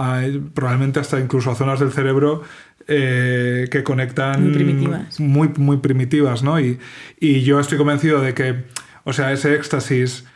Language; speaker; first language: Spanish; native; Spanish